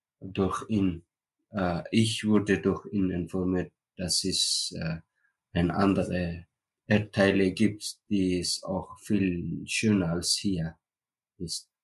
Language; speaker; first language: German; non-native, learner; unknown